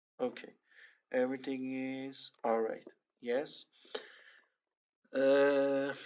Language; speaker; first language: English; non-native, learner; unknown